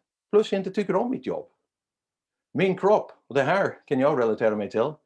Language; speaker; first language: Swedish; non-native, fluent; English